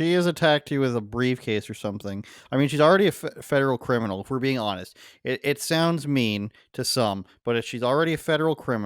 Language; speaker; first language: English; native; English